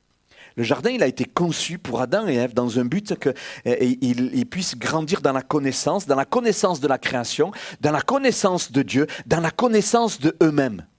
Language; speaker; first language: French; native; French